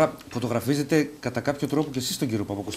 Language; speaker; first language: Greek; native; Greek